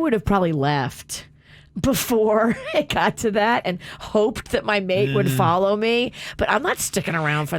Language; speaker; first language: English; native; English